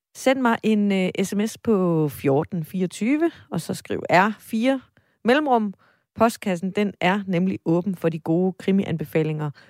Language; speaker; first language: Danish; native; Danish